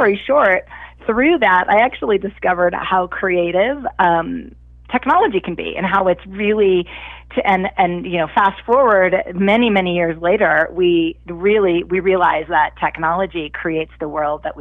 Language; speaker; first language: English; native; English